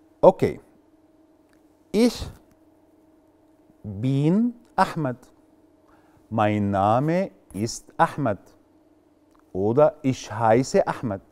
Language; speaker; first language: German; non-native, fluent; Arabic